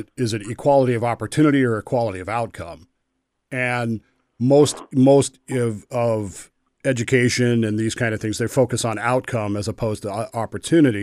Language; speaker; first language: English; native; English